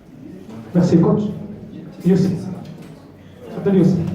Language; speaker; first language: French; non-native, local second language; Arabic